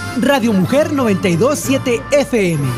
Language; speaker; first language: Spanish; native; Spanish